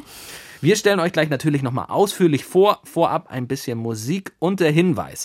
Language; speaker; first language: German; native; German